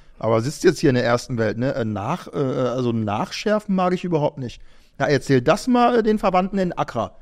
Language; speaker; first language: German; native; German